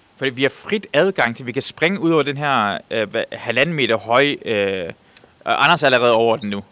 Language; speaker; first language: Danish; non-native, fluent; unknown